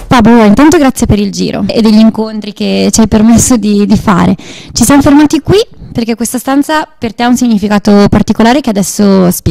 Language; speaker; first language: Italian; native; Italian